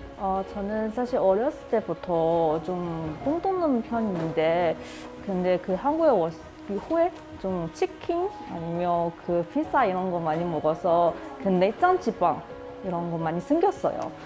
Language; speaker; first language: Korean; non-native, learner; Chinese